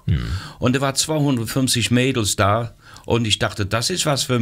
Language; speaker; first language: German; non-native, fluent; English